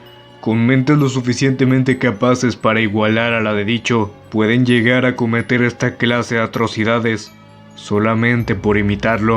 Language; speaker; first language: Spanish; native; Spanish